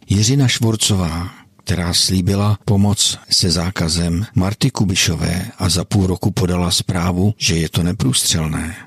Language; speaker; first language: Czech; native; Czech